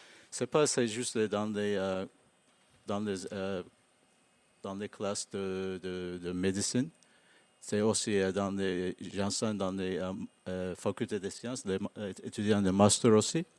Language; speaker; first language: French; non-native, learner; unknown